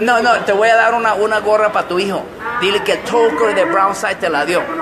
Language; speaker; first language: Spanish; early bilingual, other home language; English